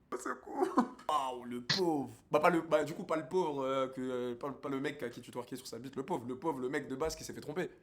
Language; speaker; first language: French; early bilingual, other home language; Arabic